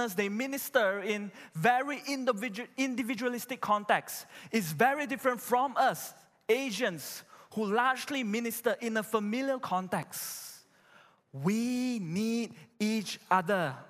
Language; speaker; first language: English; non-native, local second language; Chinese